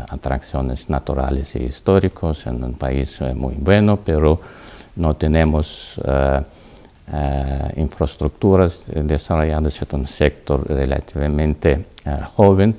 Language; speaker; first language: Spanish; non-native, learner; Azerbaijani